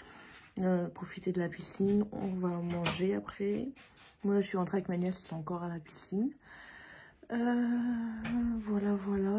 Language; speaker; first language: French; native; French